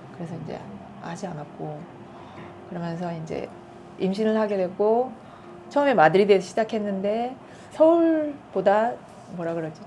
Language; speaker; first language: Korean; native; Korean